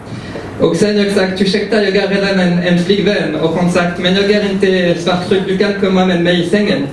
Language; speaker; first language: Swedish; early bilingual, heritage; French